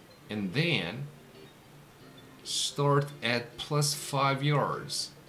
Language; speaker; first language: English; non-native, fluent; Korean